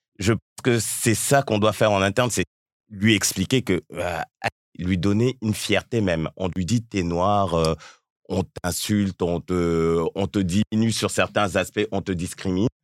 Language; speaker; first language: French; early bilingual, other home language; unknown